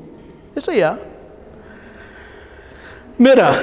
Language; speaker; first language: Spanish; non-native, learner; English